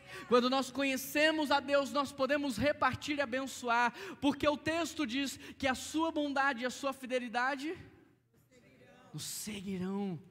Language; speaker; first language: Portuguese; native; Portuguese